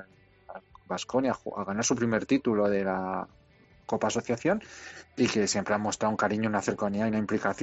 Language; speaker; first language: Spanish; native; Spanish